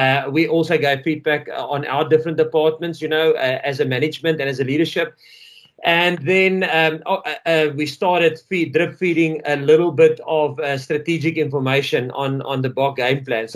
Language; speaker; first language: English; non-native, local second language; Afrikaans